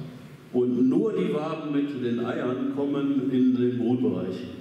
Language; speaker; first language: German; native; German